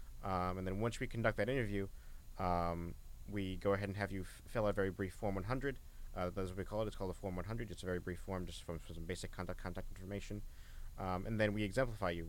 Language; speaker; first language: English; native; English